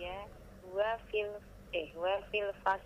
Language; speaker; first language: Arabic; non-native, learner; Indonesian